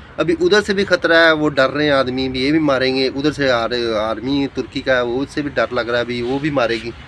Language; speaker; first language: Urdu; non-native, local second language; Punjabi